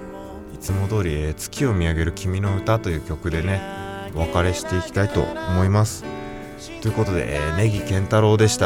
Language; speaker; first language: Japanese; native; Japanese